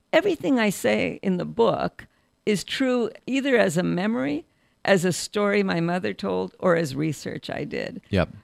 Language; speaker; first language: English; early bilingual, other home language; Russian